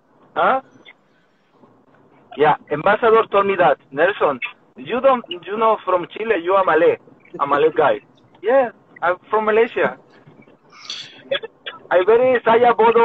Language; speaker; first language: English; non-native, learner; Spanish